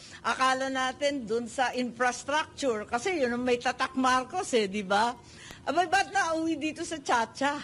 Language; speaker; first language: Filipino; native; Filipino